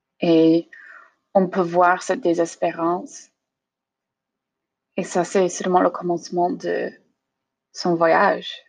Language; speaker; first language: French; non-native, learner; English